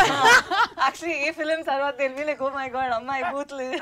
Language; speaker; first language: Telugu; non-native, learner; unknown